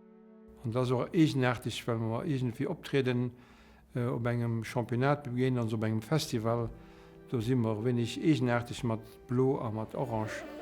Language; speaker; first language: German; non-native, local second language; Luxembourgish